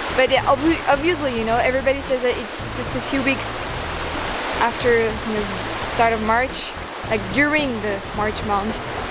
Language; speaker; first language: English; non-native, fluent; French